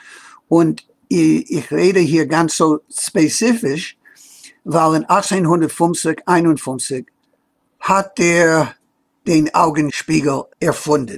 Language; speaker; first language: German; non-native, fluent; English